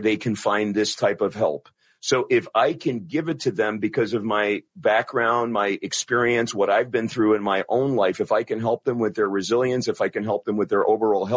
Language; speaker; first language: English; non-native, local second language; Italian